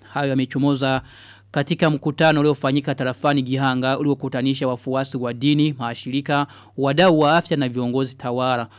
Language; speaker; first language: Swahili; non-native, local second language; Rundi